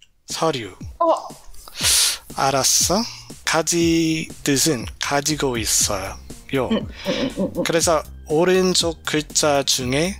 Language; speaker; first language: Korean; non-native, learner; English